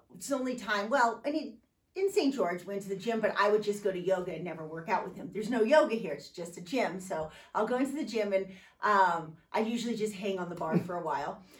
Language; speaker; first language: English; native; English